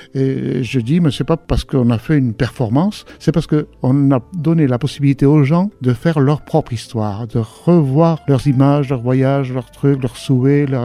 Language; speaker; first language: French; non-native, local second language; Basque